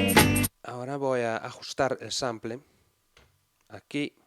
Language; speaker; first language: Spanish; non-native, fluent; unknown